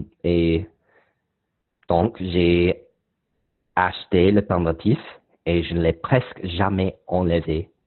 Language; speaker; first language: French; non-native, learner; English